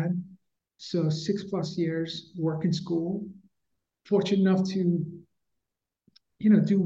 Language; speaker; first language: English; early bilingual, other home language; Persian